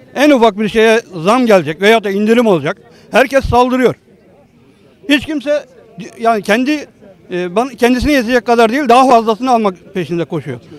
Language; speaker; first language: Turkish; native; Turkish